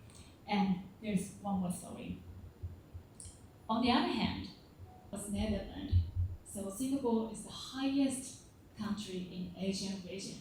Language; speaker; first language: English; non-native, fluent; Japanese